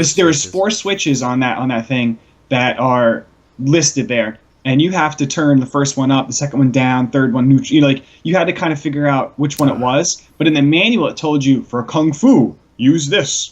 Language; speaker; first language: English; native; English